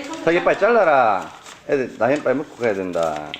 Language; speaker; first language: Korean; native; Korean